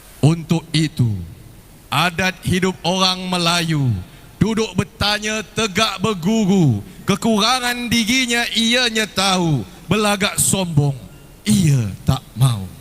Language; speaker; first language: Malay; native; Malay